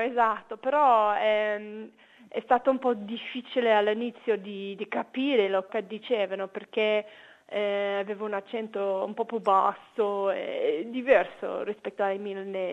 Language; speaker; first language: Italian; non-native, fluent; English